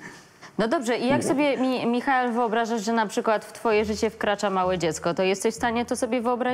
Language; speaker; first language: Polish; native; Polish